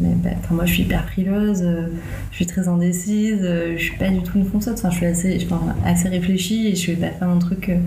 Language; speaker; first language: French; non-native, local second language; Arabic